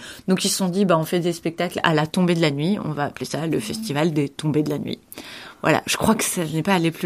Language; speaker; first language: French; native; French